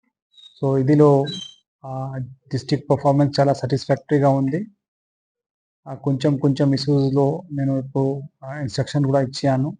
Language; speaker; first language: Telugu; non-native, fluent; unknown